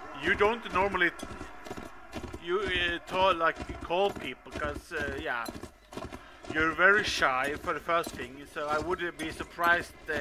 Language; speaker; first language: English; non-native, fluent; Swedish